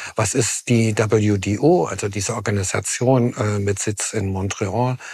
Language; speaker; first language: German; native; German